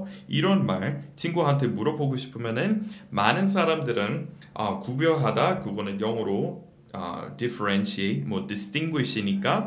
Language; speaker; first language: Korean; non-native, fluent; English